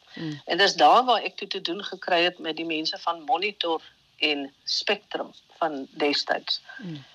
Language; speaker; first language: Afrikaans; native; Afrikaans